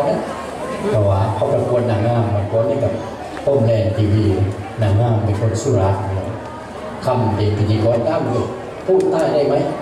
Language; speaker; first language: Thai; native; Thai